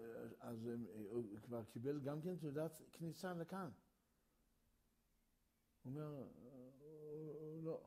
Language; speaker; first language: Hebrew; early bilingual, other home language; Yiddish